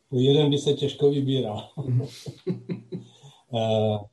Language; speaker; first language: Czech; non-native, local second language; Slovak